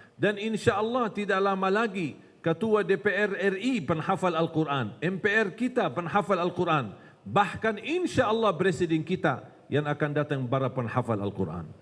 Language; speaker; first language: Malay; non-native, fluent; Arabic